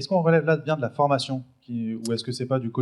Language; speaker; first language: French; native; French